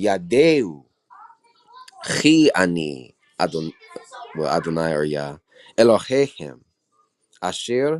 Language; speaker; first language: Hebrew; non-native, learner; English